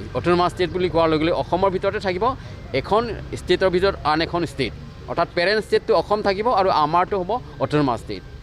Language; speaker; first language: Assamese; non-native, local second language; Karbi